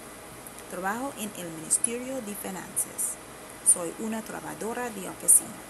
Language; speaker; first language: Spanish; non-native, learner; English